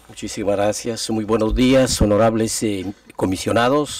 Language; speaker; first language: Spanish; native; Spanish